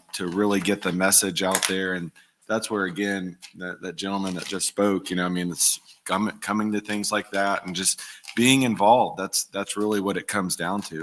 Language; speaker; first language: English; native; English